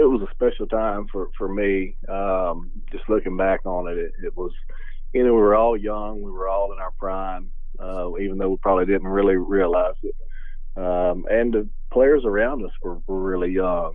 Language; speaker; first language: English; native; English